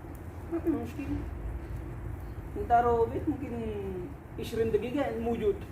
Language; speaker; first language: Arabic; non-native, learner; Filipino